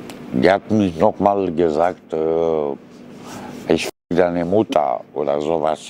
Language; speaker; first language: German; non-native, learner; Romanian